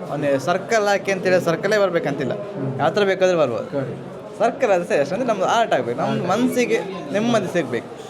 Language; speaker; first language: Kannada; native; Kannada